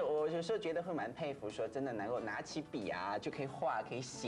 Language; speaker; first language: Chinese; native; Chinese